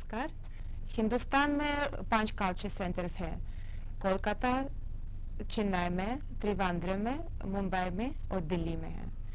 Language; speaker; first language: Hindi; non-native, fluent; Russian